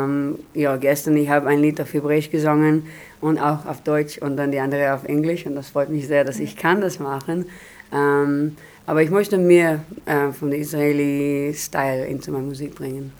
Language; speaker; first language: German; non-native, learner; Hebrew